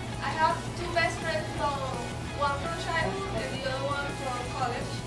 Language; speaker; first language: English; non-native, learner; Spanish